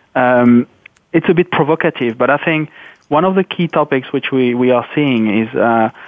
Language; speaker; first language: English; non-native, fluent; French